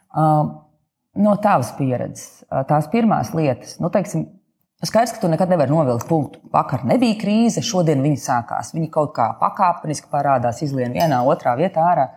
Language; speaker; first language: Latvian; native; Latvian